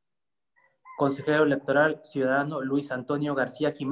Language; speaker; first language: Spanish; native; Spanish